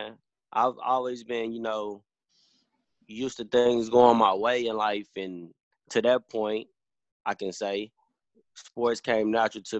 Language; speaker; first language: English; native; English